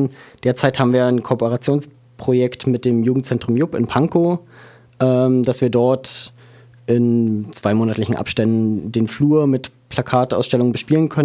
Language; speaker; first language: German; native; German